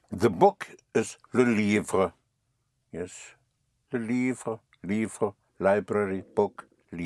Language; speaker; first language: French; non-native, fluent; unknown